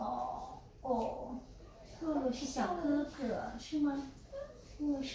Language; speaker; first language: Chinese; native; Chinese